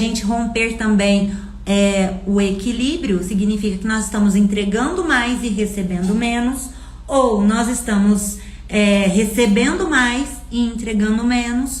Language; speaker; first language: Portuguese; native; Portuguese